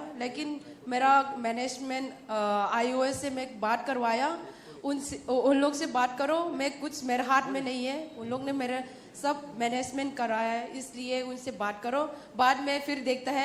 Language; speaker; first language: Hindi; non-native, local second language; Manipuri